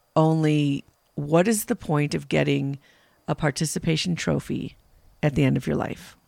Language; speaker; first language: English; native; English